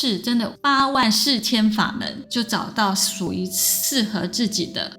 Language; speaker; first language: Chinese; native; Chinese